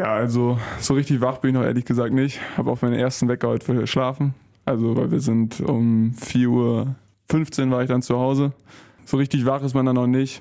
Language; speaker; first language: German; native; German